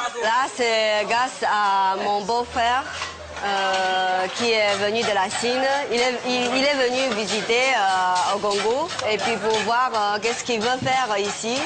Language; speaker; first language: French; non-native, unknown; Chinese